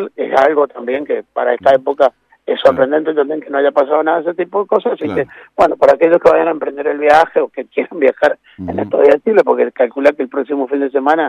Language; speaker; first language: Spanish; native; Spanish